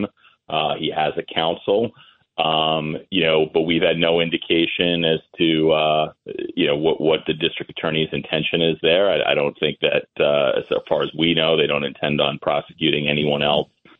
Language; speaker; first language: English; native; English